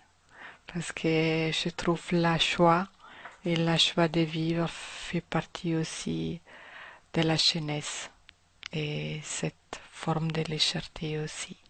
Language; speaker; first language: French; non-native, fluent; German